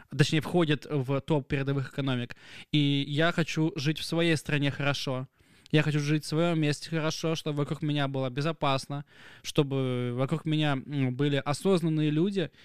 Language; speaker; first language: Russian; native; Russian